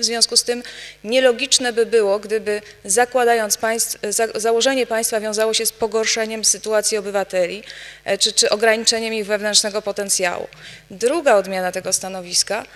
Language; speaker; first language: Polish; native; Polish